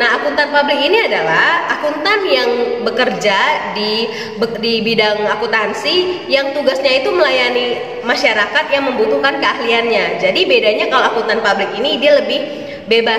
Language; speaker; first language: Indonesian; native; Indonesian